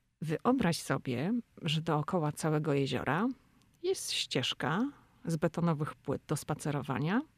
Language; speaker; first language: Polish; native; Polish